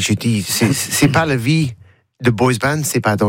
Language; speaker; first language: French; non-native, learner; English